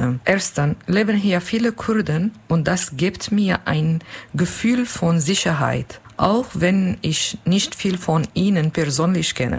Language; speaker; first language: German; non-native, learner; Kurdish